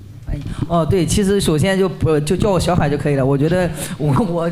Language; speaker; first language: Chinese; native; Chinese